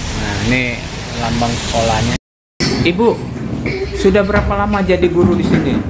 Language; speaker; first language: Indonesian; native; Indonesian